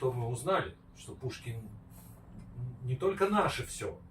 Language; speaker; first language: Russian; native; Russian